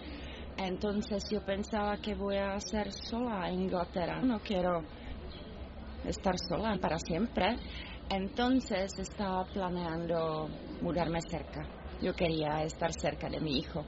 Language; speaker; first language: Spanish; non-native, learner; Czech